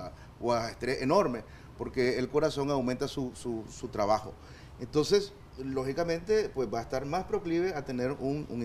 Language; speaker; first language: Spanish; native; Spanish